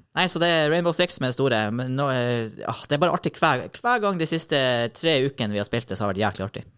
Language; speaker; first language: Norwegian; native; Norwegian